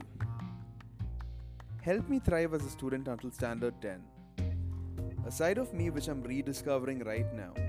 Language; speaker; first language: English; non-native, local second language; Malayalam